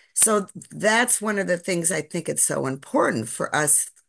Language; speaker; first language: English; native; English